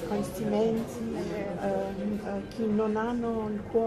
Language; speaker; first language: Italian; non-native, fluent; Albanian